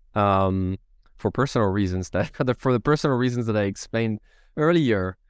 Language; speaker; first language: English; non-native, fluent; French